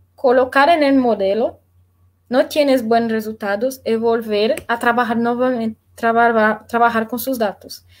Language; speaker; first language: Spanish; non-native, learner; Portuguese